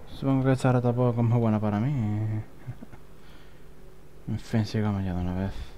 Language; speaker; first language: Spanish; native; Spanish